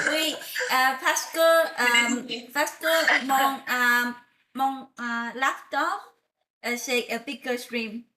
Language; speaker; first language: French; non-native, learner; Vietnamese